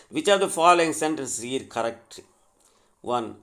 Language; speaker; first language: English; non-native, local second language; Telugu